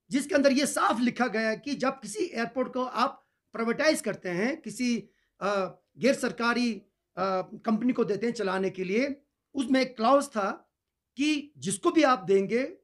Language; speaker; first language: Hindi; non-native, local second language; Ladakhi